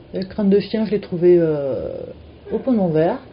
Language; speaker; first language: French; native; French